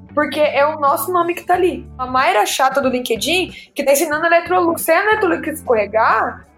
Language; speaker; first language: Portuguese; native; Portuguese